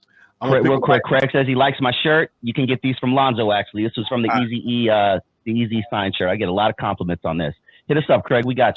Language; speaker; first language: English; native; English